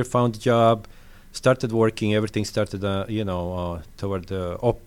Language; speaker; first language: English; non-native, fluent; French